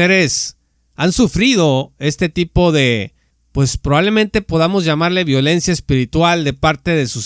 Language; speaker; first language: Spanish; native; Spanish